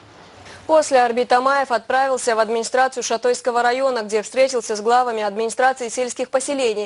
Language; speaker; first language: Russian; native; Russian